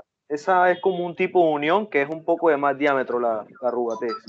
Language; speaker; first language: Spanish; native; Spanish